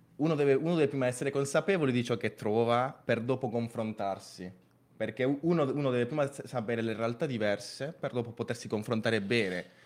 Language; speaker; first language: Italian; early bilingual, other home language; Spanish